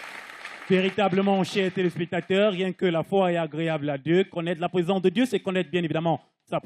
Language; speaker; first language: French; non-native, local second language; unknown